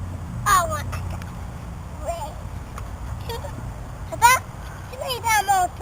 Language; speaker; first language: French; native; French